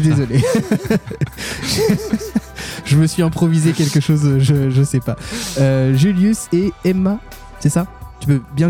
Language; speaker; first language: French; native; French